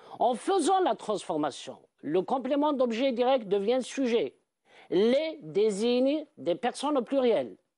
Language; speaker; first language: French; non-native, local second language; Arabic